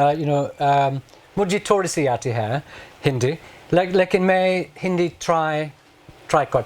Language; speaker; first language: Hindi; non-native, learner; English